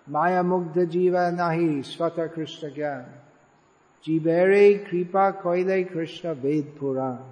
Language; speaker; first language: Hindi; non-native, fluent; English